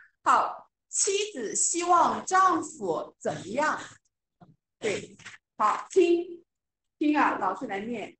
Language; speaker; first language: Chinese; non-native, fluent; English